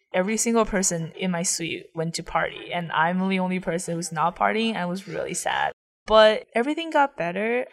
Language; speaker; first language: English; non-native, fluent; Chinese